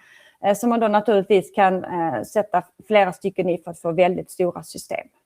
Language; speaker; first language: Swedish; native; Swedish